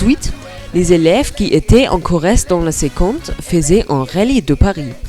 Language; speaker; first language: French; non-native, learner; German